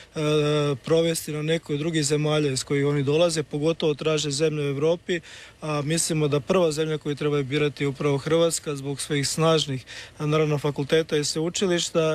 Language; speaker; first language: Serbian; native; Serbian